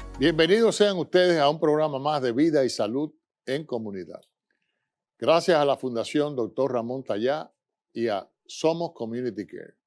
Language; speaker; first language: Spanish; native; Spanish